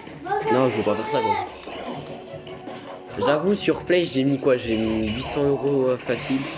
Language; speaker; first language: French; native; French